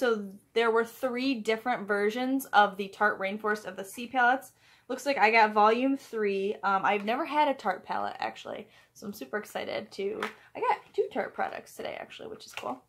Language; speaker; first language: English; native; English